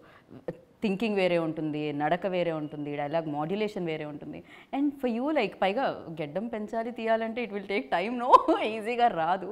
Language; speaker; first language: Telugu; native; Telugu